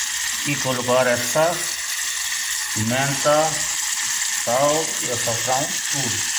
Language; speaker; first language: Portuguese; non-native, learner; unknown